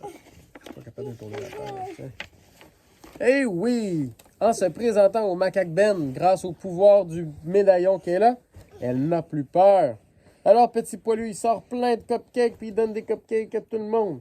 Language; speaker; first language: French; native; French